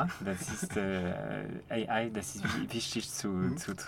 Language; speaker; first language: German; non-native, fluent; French